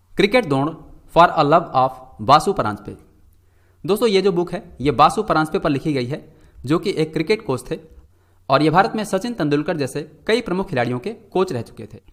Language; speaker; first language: Hindi; native; Hindi